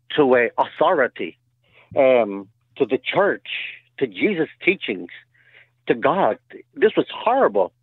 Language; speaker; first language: English; native; English